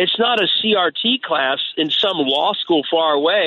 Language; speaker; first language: English; native; English